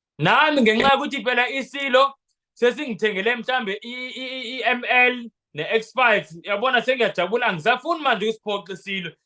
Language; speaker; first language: Zulu; non-native, local second language; Xhosa